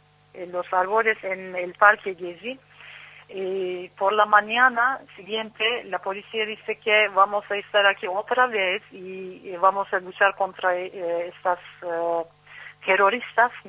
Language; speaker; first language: Spanish; non-native, learner; Turkish